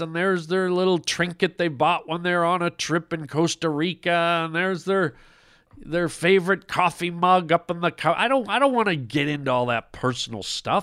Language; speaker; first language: English; native; English